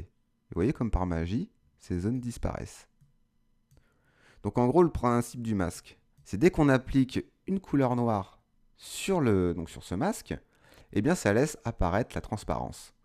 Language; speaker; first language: French; native; French